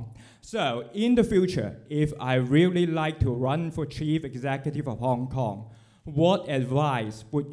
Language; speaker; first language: English; non-native, local second language; Cantonese